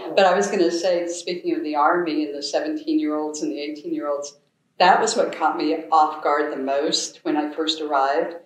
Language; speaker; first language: English; native; English